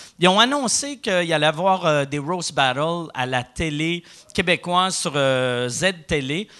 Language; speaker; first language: French; native; French